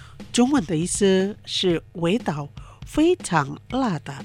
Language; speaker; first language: Chinese; non-native, fluent; Indonesian